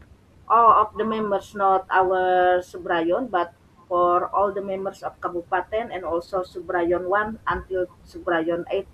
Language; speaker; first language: English; non-native, learner; Indonesian